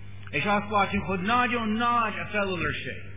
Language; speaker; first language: Hungarian; non-native, learner; English